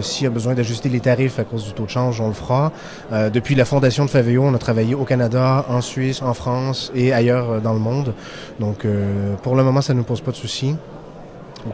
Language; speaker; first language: French; native; French